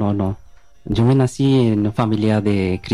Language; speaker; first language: Spanish; non-native, learner; Bangla